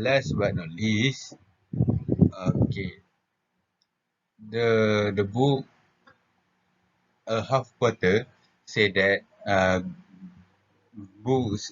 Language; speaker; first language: English; non-native, local second language; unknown